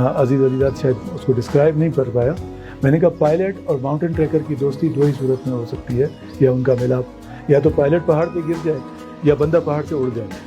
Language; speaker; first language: Urdu; non-native, local second language; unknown